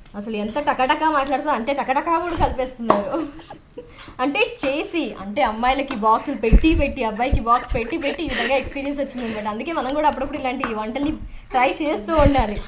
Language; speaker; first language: Telugu; native; Telugu